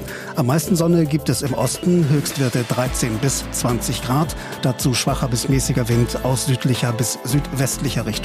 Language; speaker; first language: German; native; German